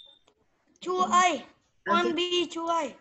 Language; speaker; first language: English; non-native, learner; Vietnamese